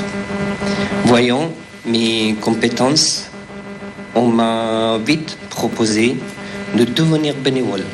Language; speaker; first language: French; non-native, fluent; Persian